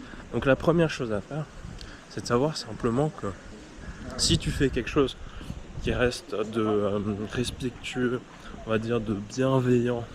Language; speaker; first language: French; native; French